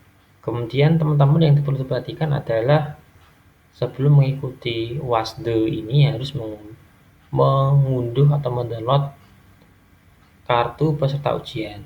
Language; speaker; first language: Indonesian; native; Indonesian